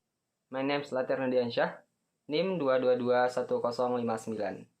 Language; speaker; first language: English; non-native, learner; Indonesian